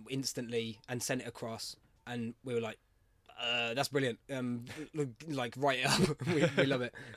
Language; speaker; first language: English; native; English